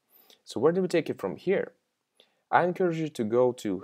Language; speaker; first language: English; non-native, fluent; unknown